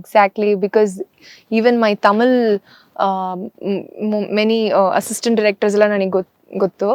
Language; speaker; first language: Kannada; early bilingual, heritage; Kannada